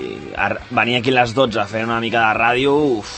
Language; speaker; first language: Catalan; native; Catalan